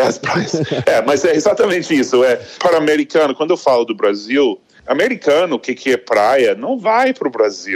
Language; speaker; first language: Portuguese; non-native, fluent; English